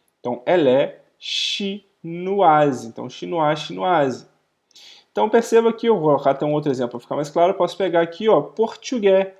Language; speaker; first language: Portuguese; native; Portuguese